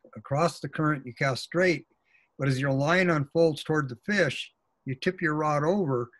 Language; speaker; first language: English; native; English